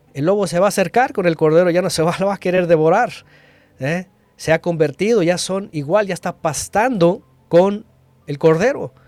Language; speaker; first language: Spanish; native; Spanish